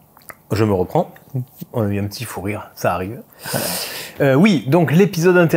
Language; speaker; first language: French; native; French